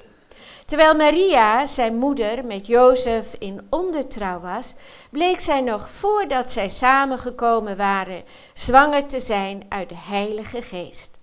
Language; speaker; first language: Dutch; native; Dutch